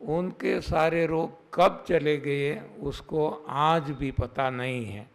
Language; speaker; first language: Hindi; non-native, local second language; Gujarati